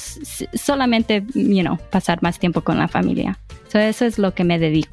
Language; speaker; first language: Spanish; early bilingual, heritage; English